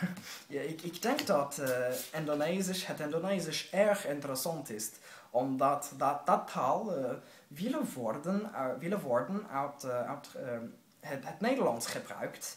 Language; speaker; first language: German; non-native, learner; English